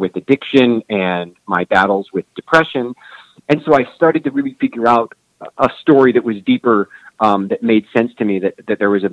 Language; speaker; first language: English; native; English